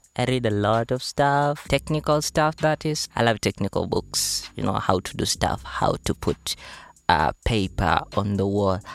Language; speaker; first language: English; non-native, local second language; Luyia